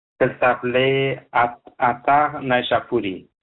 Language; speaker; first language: French; non-native, learner; Persian